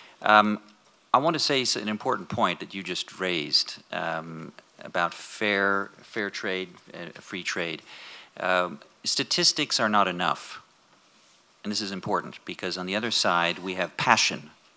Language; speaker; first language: English; native; English